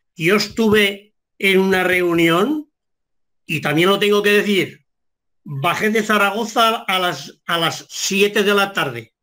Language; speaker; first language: Spanish; native; Spanish